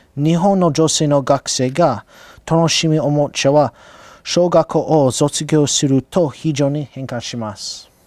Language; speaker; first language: Japanese; non-native, learner; English